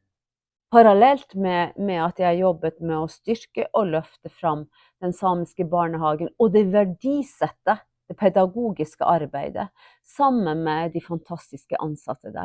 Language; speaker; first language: Norwegian; non-native, local second language; Northern Sami